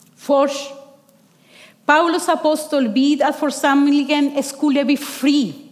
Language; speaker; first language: Swedish; non-native, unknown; Spanish